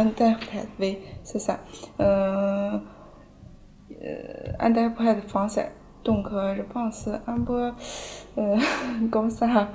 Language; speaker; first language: French; non-native, learner; Chinese